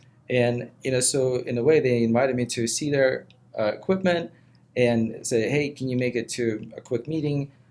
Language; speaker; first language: English; non-native, fluent; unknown